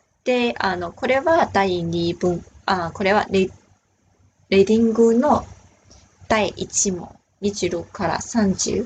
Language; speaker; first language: Japanese; non-native, fluent; Chinese